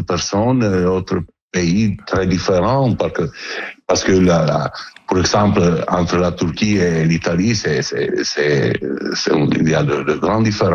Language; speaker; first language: French; non-native, learner; Italian